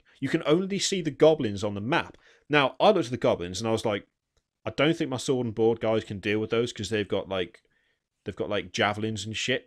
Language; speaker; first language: English; native; English